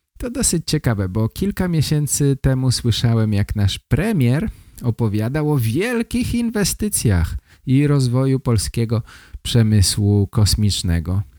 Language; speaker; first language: Polish; native; Polish